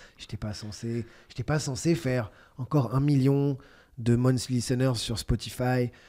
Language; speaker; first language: French; native; French